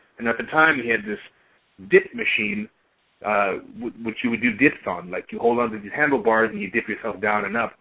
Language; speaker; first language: English; native; English